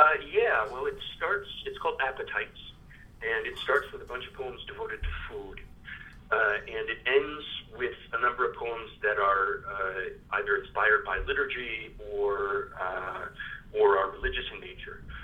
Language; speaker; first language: English; early bilingual, other home language; French